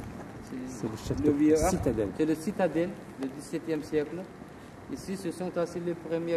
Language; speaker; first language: French; non-native, fluent; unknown